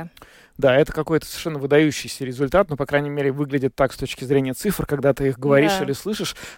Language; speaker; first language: Russian; native; Russian